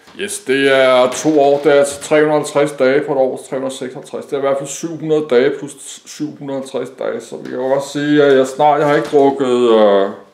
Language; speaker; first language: Danish; native; Danish